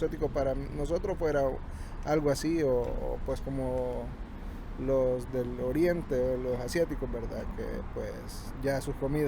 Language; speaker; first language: Spanish; native; Spanish